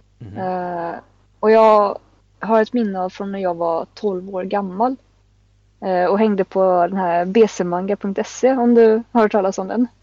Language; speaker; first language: Swedish; native; Swedish